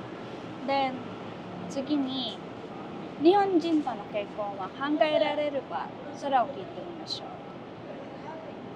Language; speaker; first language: Japanese; non-native, fluent; Filipino